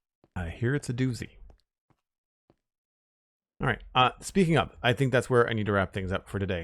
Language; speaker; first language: English; native; English